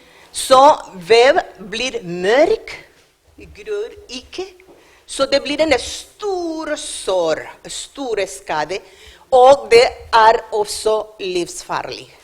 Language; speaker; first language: Norwegian; non-native, learner; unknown